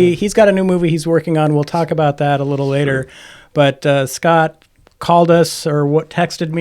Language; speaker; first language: English; native; English